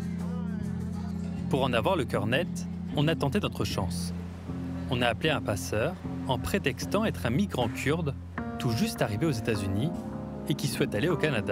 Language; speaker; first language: French; native; French